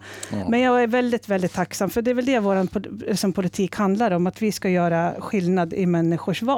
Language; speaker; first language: Swedish; native; Swedish